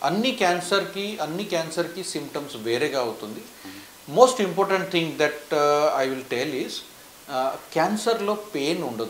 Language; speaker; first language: Telugu; non-native, fluent; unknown